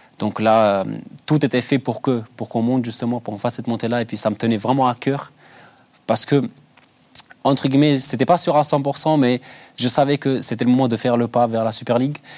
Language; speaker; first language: French; early bilingual, other home language; Albanian